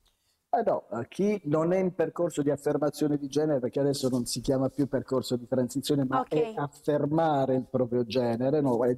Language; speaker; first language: Italian; native; Italian